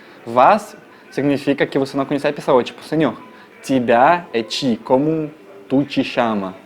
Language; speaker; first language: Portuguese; non-native, fluent; Russian